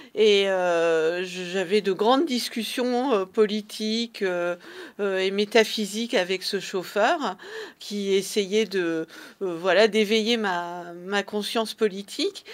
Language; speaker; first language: French; early bilingual, other home language; Persian